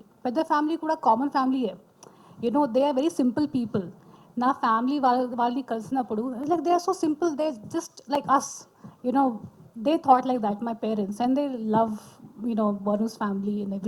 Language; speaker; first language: Telugu; non-native, local second language; Hindi